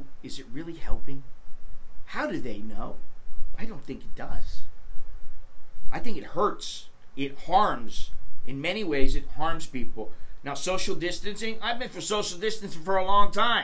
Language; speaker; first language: English; native; English